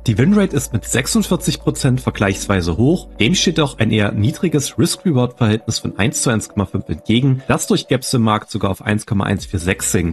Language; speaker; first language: German; native; German